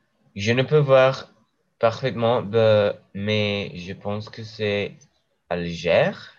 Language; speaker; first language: French; non-native, learner; Spanish